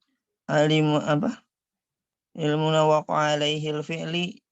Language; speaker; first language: Arabic; non-native, learner; Indonesian